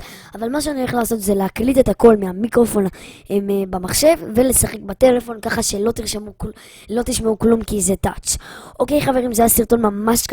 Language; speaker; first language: Hebrew; native; Hebrew